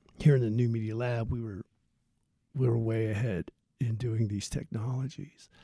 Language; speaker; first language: English; native; English